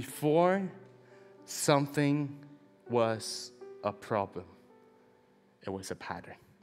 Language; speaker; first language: English; early bilingual, other home language; Chinese